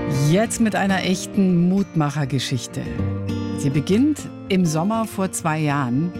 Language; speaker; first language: German; native; German